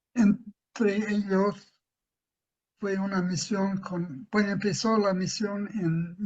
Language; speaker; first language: Spanish; non-native, fluent; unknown